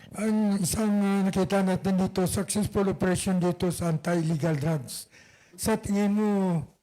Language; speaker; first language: Filipino; non-native, local second language; Hiligaynon